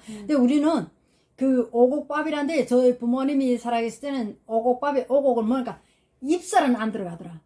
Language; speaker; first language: Korean; native; Korean